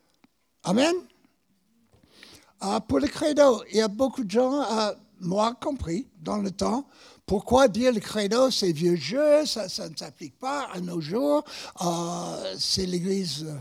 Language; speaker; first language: French; non-native, fluent; English